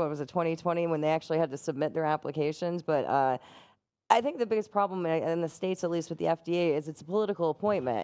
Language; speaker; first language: English; native; English